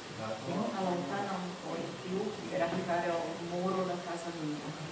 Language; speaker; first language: Italian; non-native, learner; Portuguese